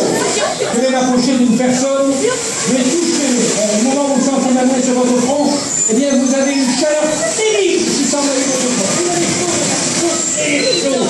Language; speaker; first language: French; native; French